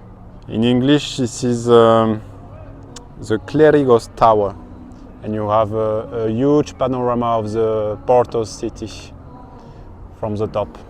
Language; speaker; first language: English; non-native, learner; French